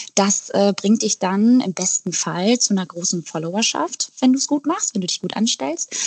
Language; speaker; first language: German; native; German